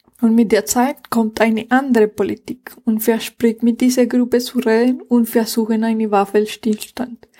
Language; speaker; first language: German; non-native, fluent; Spanish